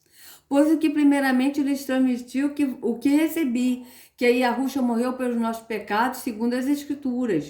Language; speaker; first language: Portuguese; native; Portuguese